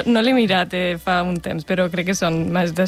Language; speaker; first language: Catalan; non-native, fluent; German